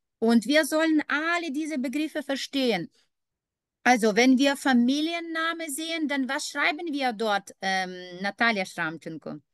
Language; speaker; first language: German; non-native, fluent; Ukrainian